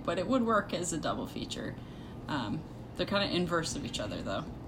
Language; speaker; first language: English; native; English